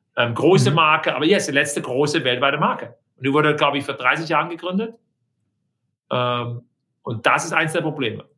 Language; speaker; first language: German; native; German